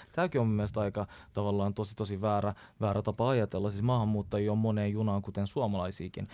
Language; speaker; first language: Finnish; early bilingual, other home language; Turkish